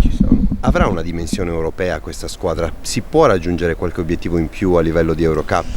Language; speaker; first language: Italian; native; Italian